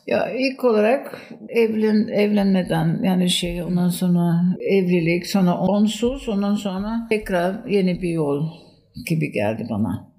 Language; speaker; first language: Turkish; non-native, fluent; German